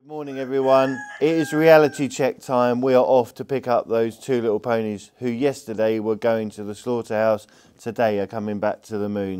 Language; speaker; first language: English; native; English